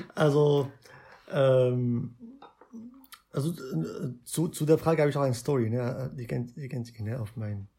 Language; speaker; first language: German; non-native, fluent; Arabic